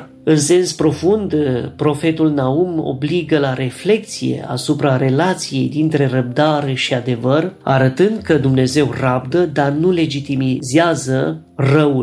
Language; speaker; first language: Romanian; native; Romanian